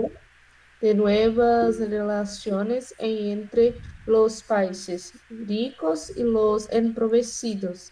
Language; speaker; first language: Spanish; non-native, learner; Portuguese